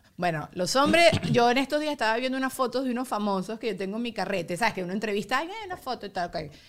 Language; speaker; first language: Spanish; native; Spanish